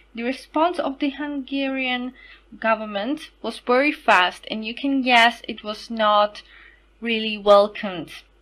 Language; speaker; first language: English; non-native, fluent; Slovak